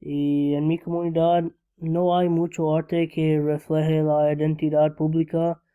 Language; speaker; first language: Spanish; non-native, learner; English